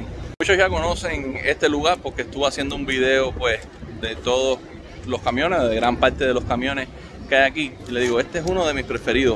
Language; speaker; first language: Spanish; native; Spanish